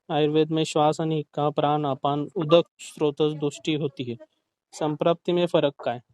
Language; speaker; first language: Hindi; non-native, local second language; Marathi